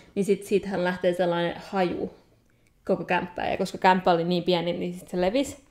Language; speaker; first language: Finnish; early bilingual, other home language; Nepali